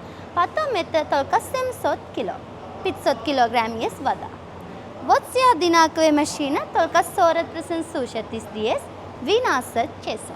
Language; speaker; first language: Russian; non-native, learner; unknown